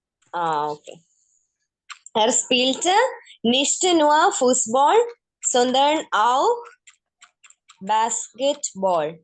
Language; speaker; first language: German; non-native, fluent; Malayalam